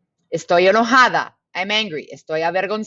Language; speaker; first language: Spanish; non-native, fluent; English